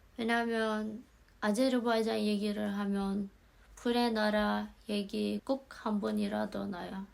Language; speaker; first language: Korean; non-native, fluent; Azerbaijani